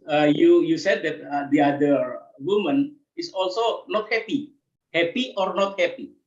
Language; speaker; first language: English; non-native, learner; Indonesian